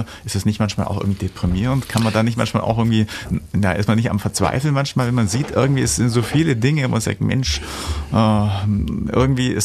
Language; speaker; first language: German; native; German